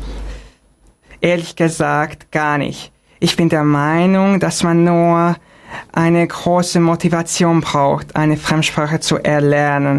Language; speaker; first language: German; non-native, fluent; Hungarian